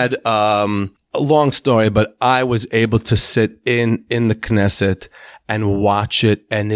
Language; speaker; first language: English; non-native, fluent; Hebrew